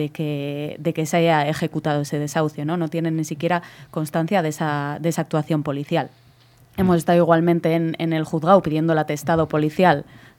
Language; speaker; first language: Spanish; native; Spanish